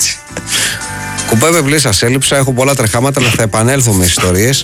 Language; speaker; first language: Greek; native; Greek